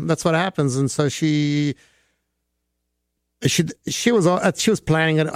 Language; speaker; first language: English; native; English